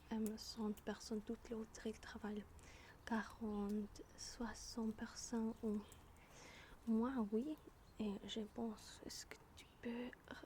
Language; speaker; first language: French; non-native, learner; German